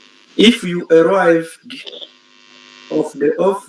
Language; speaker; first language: English; non-native, learner; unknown